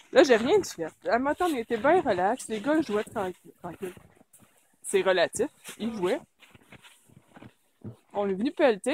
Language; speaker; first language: French; native; French